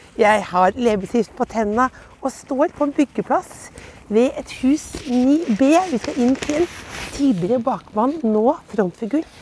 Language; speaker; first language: Norwegian; native; Norwegian